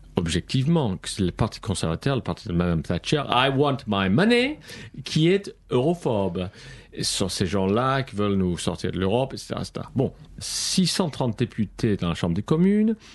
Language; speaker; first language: French; non-native, fluent; English